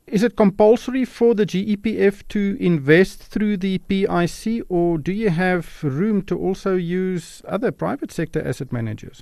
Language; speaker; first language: English; non-native, local second language; Afrikaans